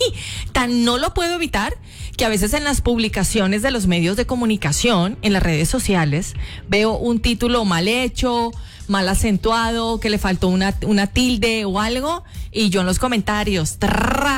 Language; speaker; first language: Spanish; native; Spanish